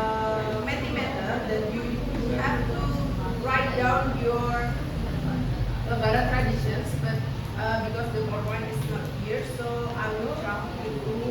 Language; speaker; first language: English; non-native, fluent; Indonesian